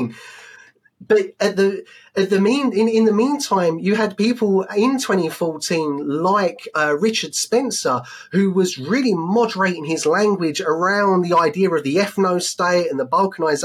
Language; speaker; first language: English; native; English